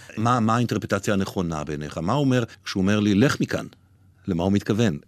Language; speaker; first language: Hebrew; native; Hebrew